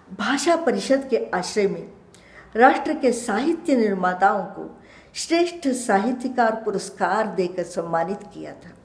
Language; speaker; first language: Hindi; non-native, local second language; Kannada